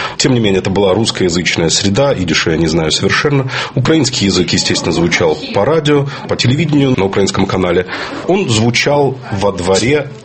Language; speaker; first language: Russian; native; Russian